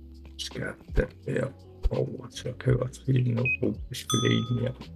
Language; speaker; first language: Danish; native; Danish